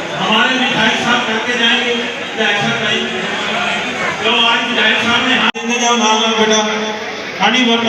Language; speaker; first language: Hindi; non-native, local second language; Punjabi